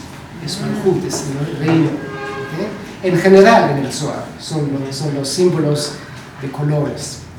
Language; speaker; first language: Spanish; non-native, learner; Hebrew